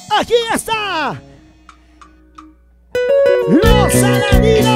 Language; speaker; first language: Spanish; native; Spanish